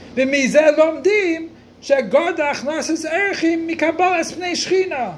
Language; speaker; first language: Hebrew; non-native, fluent; English